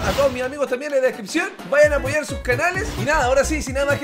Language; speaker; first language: Spanish; native; Spanish